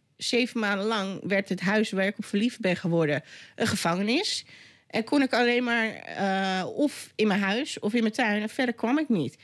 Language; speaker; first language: Dutch; native; Dutch